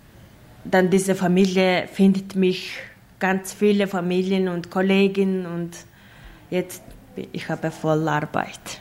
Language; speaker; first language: German; non-native, learner; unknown